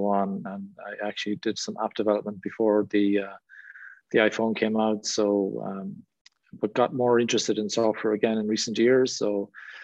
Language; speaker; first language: English; native; English